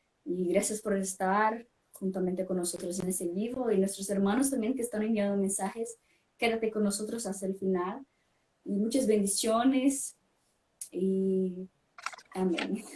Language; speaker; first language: Spanish; non-native, fluent; Portuguese